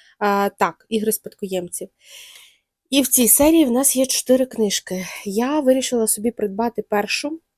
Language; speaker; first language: Ukrainian; non-native, local second language; Russian